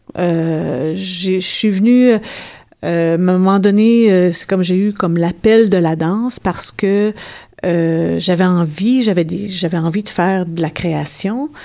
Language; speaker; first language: French; native; French